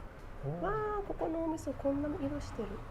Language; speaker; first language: Japanese; native; Japanese